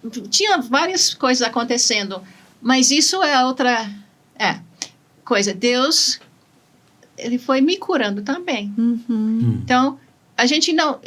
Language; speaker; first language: Portuguese; non-native, fluent; English